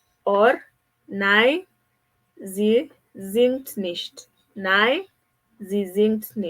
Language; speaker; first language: German; non-native, fluent; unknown